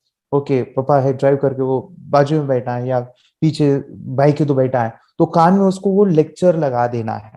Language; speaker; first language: Hindi; native; Hindi